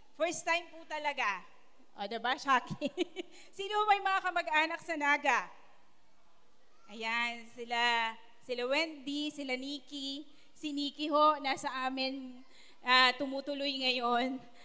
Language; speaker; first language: Filipino; non-native, local second language; Bikol